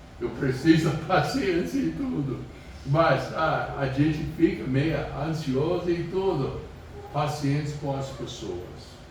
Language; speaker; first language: Portuguese; non-native, fluent; English